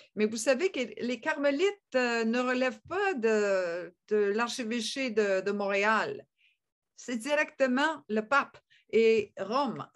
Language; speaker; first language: French; native; French